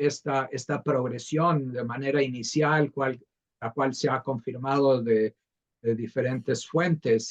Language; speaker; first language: Spanish; native; Spanish